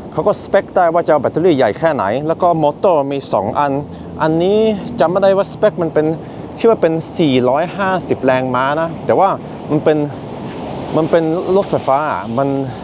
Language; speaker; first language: Thai; native; Thai